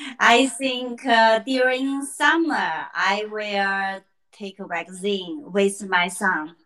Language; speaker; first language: English; non-native, learner; Chinese